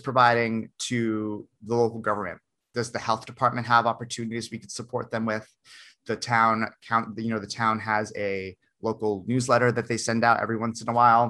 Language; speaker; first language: English; native; English